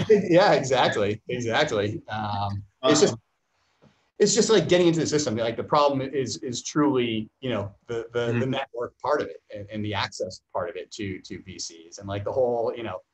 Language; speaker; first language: English; native; English